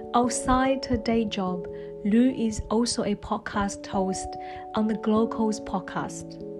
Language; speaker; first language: English; non-native, fluent; Chinese